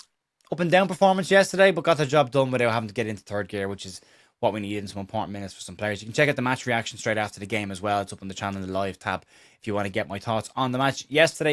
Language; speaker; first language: English; native; English